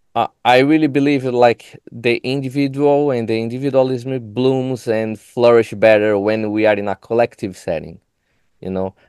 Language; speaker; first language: English; non-native, fluent; Portuguese